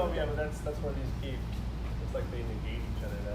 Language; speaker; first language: English; native; English